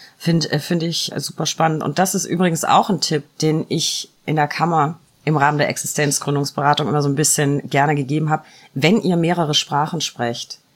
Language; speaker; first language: German; native; German